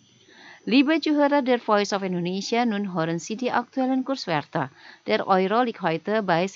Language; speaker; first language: German; non-native, fluent; Indonesian